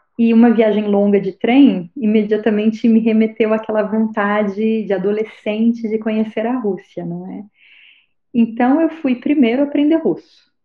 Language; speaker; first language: Portuguese; native; Portuguese